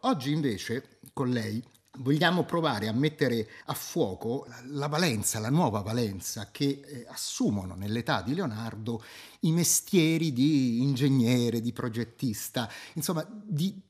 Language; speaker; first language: Italian; native; Italian